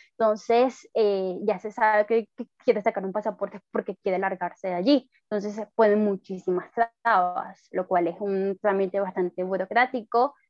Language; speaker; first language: Spanish; native; Spanish